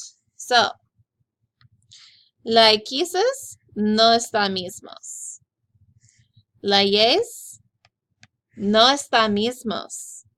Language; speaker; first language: Spanish; non-native, learner; English